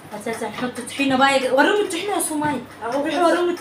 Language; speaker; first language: Arabic; native; Arabic